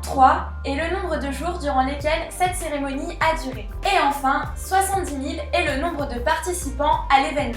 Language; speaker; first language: French; native; French